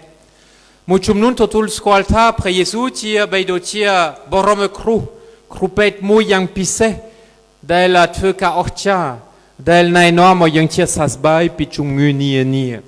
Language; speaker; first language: Khmer; non-native, fluent; French